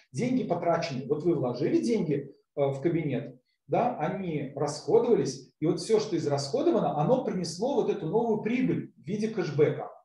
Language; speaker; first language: Russian; native; Russian